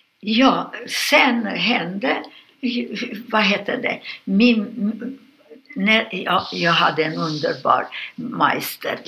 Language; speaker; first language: Swedish; non-native, fluent; Hungarian